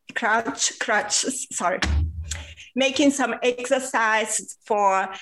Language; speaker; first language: English; non-native, fluent; Portuguese